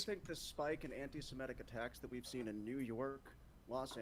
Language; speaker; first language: English; native; English